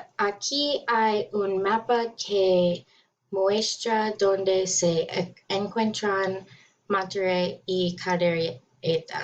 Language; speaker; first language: Spanish; non-native, learner; English